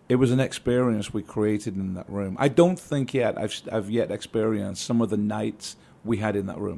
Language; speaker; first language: English; native; English